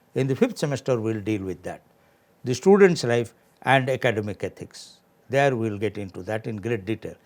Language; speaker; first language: English; non-native, local second language; Odia